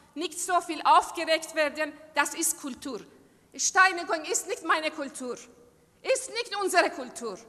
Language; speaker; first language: German; non-native, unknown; Persian